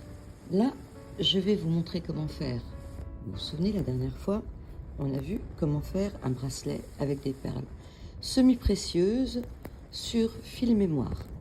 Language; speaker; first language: French; native; French